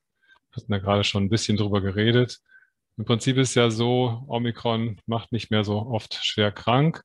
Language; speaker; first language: German; native; German